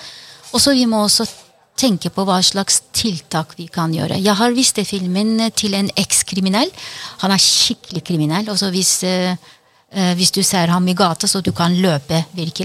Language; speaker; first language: Norwegian; non-native, fluent; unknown